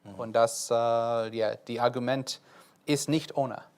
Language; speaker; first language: German; non-native, fluent; English